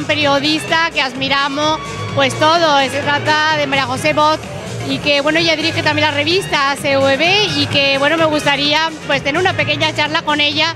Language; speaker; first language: Spanish; native; Spanish